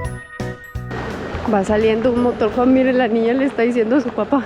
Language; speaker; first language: Spanish; native; Spanish